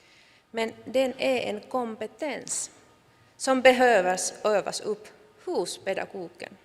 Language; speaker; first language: Swedish; non-native, local second language; Finnish